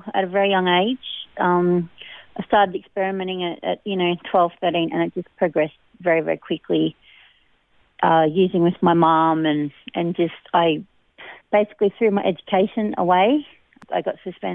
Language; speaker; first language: English; native; English